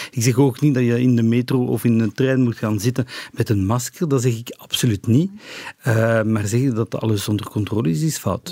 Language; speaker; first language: Dutch; non-native, local second language; French